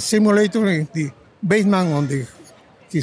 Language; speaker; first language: English; non-native, learner; Spanish